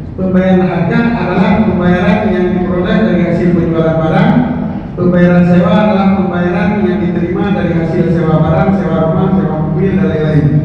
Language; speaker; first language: Malay; non-native, local second language; Achinese